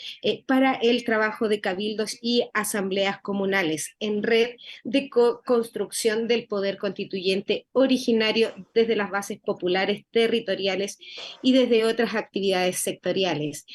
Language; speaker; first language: Spanish; native; Spanish